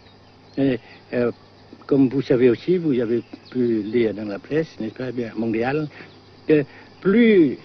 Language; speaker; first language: French; non-native, fluent; Vietnamese